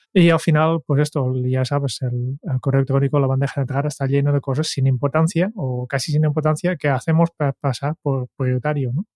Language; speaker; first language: Spanish; non-native, fluent; Dutch